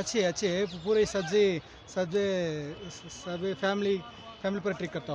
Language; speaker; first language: Hindi; non-native, learner; Tamil